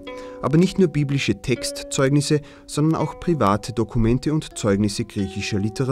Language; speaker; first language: German; native; German